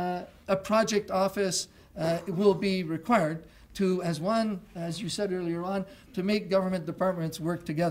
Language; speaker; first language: English; non-native, local second language; French